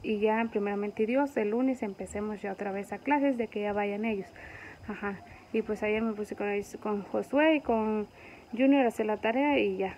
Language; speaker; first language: Spanish; native; Spanish